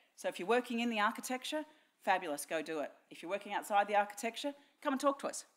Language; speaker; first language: English; native; English